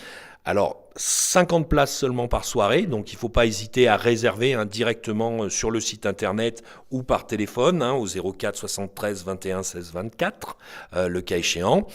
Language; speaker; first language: French; native; French